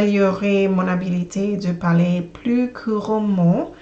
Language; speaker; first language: French; non-native, learner; English